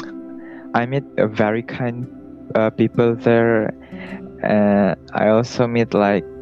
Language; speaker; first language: English; non-native, learner; Indonesian